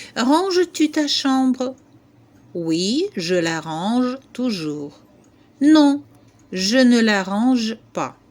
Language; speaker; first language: French; non-native, fluent; Ukrainian